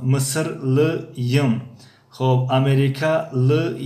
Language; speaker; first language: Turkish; non-native, fluent; Persian